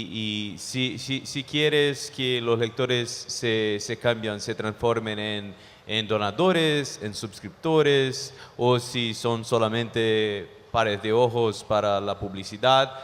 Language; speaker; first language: Spanish; non-native, fluent; Portuguese